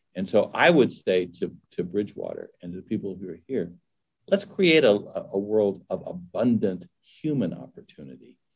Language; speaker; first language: English; native; English